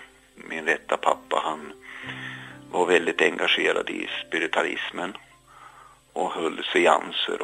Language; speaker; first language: Swedish; native; Swedish